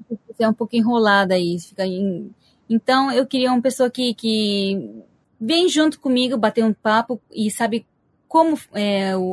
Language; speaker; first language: Portuguese; early bilingual, heritage; Portuguese